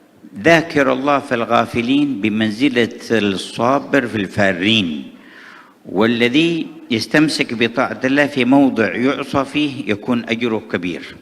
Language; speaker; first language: Arabic; native; Arabic